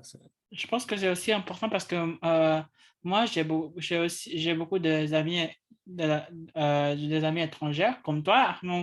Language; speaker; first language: French; non-native, learner; English